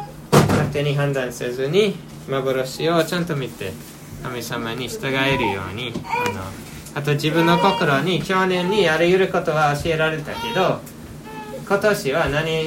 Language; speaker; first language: Japanese; non-native, fluent; English